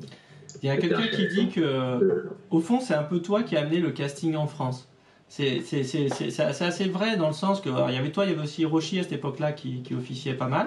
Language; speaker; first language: French; native; French